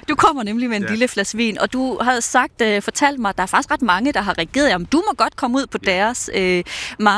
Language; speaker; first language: Danish; native; Danish